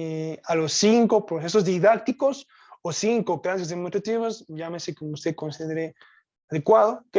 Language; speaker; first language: Spanish; native; Spanish